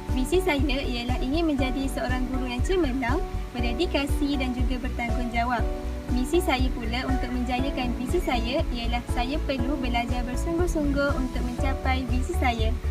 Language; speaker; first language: Malay; native; Malay